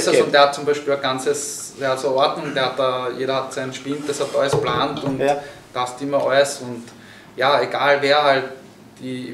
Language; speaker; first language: German; native; German